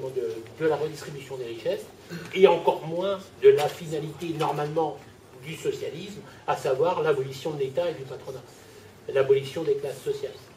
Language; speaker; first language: French; native; French